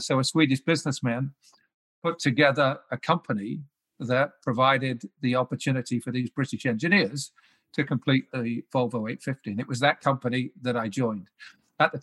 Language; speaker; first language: English; native; English